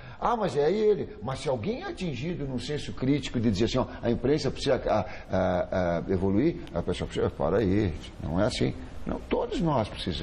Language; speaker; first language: Portuguese; native; Portuguese